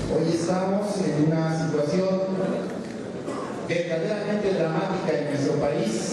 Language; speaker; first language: Spanish; native; Spanish